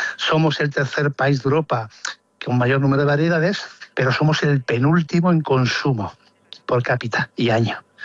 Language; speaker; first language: Spanish; native; Spanish